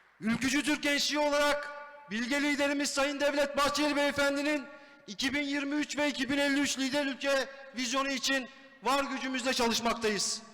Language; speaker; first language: Turkish; native; Turkish